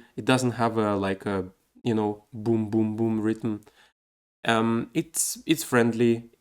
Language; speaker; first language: English; non-native, fluent; Russian